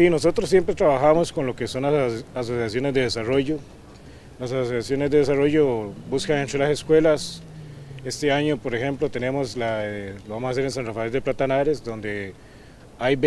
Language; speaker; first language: Spanish; native; Spanish